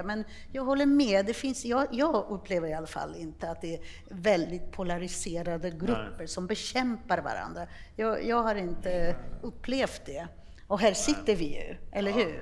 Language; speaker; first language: Swedish; non-native, fluent; Polish